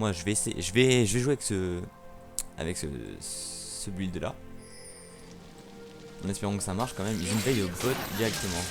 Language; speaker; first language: French; native; French